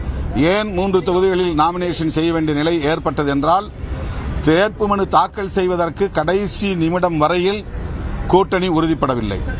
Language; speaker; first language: Tamil; native; Tamil